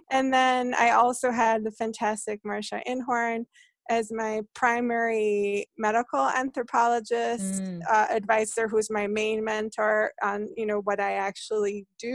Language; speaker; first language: English; non-native, fluent; Hungarian